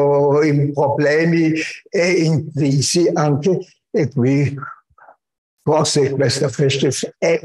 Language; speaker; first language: Italian; non-native, fluent; German